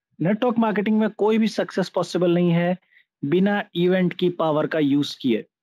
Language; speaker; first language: Hindi; native; Hindi